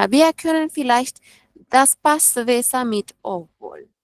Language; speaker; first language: German; non-native, fluent; Spanish